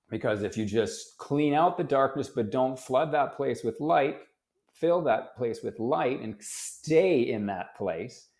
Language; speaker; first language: English; native; English